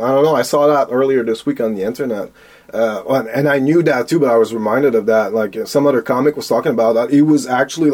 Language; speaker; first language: English; native; English